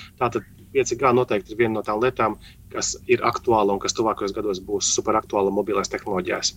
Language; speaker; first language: Latvian; native; Latvian